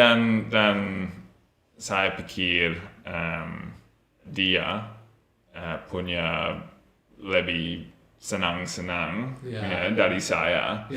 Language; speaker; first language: Indonesian; non-native, learner; English